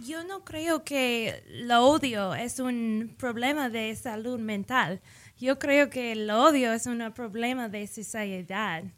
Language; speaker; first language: Spanish; early bilingual, heritage; English